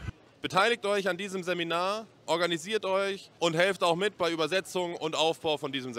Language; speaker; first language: German; native; German